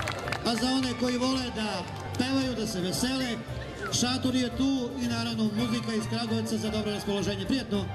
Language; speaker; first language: Bosnian; native; Bosnian